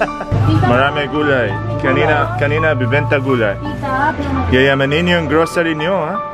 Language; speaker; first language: Filipino; non-native, learner; Arabic